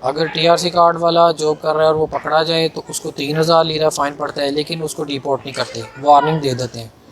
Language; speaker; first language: Urdu; non-native, local second language; Punjabi